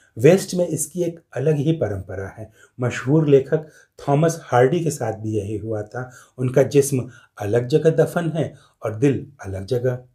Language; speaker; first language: Hindi; native; Hindi